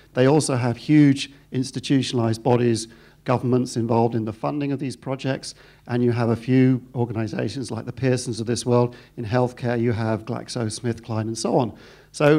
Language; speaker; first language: English; native; English